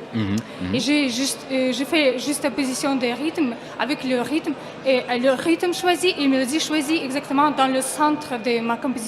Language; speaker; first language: French; non-native, fluent; Russian